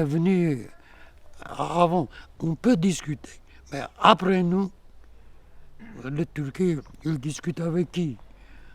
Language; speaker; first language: French; non-native, learner; Kurdish